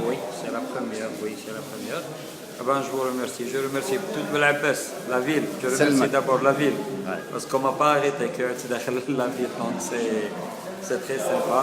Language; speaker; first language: French; non-native, local second language; Arabic